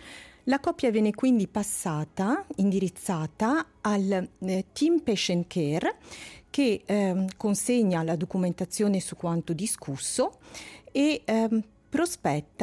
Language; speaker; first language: Italian; native; Italian